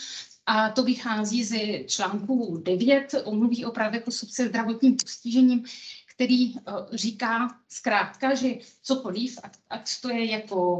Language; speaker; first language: Czech; non-native, fluent; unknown